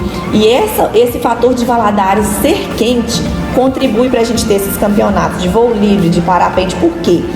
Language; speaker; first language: Portuguese; native; Portuguese